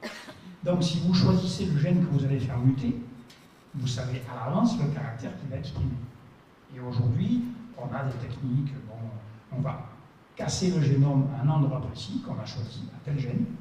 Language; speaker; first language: French; native; French